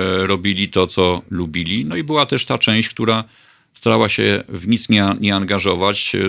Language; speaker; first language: Polish; native; Polish